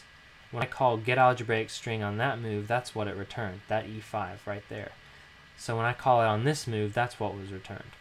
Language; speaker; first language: English; native; English